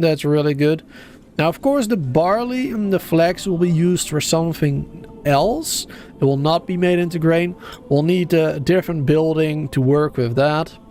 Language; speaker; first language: English; native; English